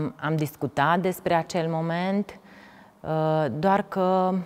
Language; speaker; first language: Romanian; native; Romanian